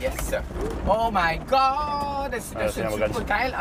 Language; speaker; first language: German; non-native, fluent; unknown